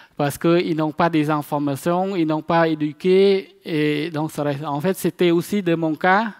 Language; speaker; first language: French; non-native, fluent; Khmer